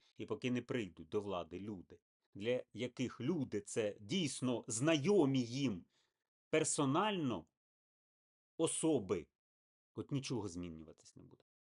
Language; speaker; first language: Ukrainian; native; Ukrainian